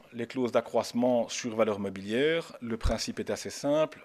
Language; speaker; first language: French; native; French